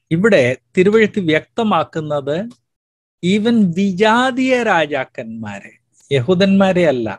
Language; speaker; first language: Malayalam; native; Malayalam